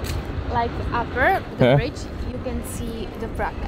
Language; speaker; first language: English; non-native, learner; Czech